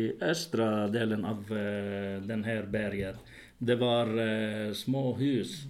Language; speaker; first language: Swedish; non-native, fluent; Arabic